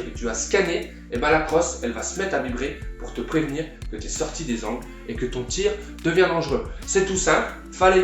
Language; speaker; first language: French; native; French